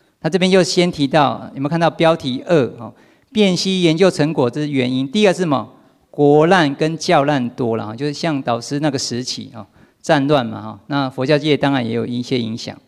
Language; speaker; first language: Chinese; native; Chinese